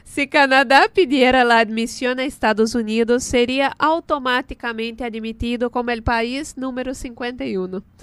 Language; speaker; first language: Spanish; non-native, fluent; Portuguese